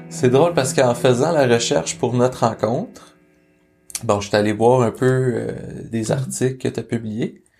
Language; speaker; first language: French; native; French